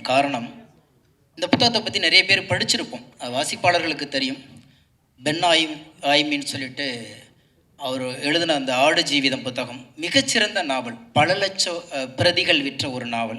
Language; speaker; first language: Tamil; native; Tamil